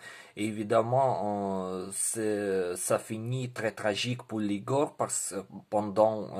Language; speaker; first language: French; non-native, learner; Ukrainian